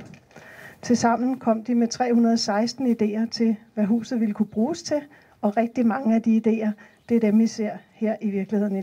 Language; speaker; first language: Danish; native; Danish